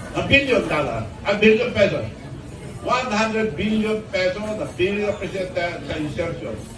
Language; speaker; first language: Filipino; non-native, local second language; Iloko